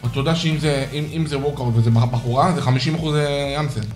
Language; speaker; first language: Hebrew; native; Hebrew